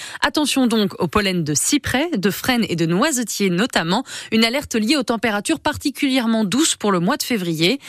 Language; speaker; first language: French; native; French